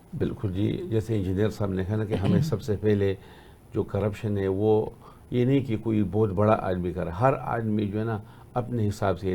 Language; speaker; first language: Urdu; non-native, local second language; Pashto